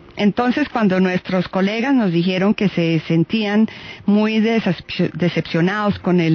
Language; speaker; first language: Spanish; native; Spanish